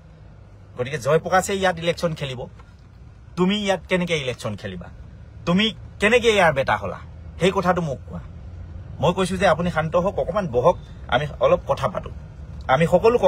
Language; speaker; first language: Assamese; native; Assamese